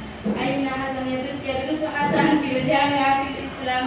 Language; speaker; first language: Arabic; non-native, learner; Indonesian